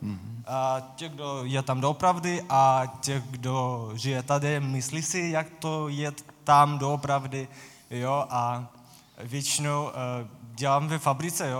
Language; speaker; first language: Czech; non-native, fluent; Ukrainian